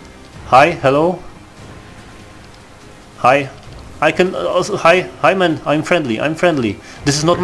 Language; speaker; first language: English; non-native, learner; Polish